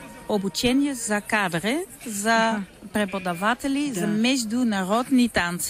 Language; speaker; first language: Bulgarian; non-native, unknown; Dutch